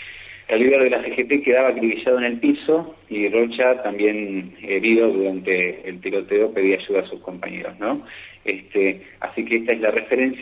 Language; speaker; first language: Spanish; native; Spanish